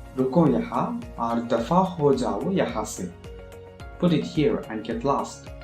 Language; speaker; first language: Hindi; non-native, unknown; Tamil